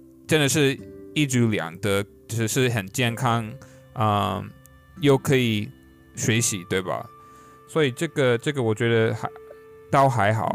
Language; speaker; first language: Chinese; non-native, fluent; English